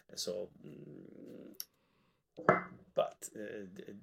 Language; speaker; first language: English; non-native, fluent; Italian